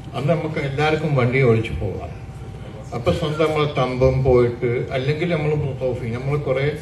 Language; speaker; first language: Malayalam; early bilingual, heritage; Malayalam